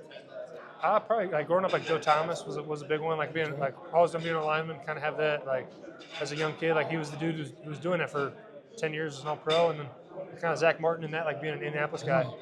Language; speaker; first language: English; native; English